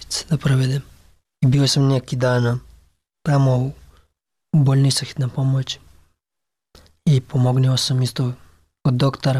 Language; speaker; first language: Serbian; non-native, learner; Pashto